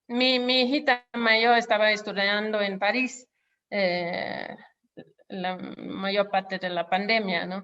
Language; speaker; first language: Spanish; non-native, fluent; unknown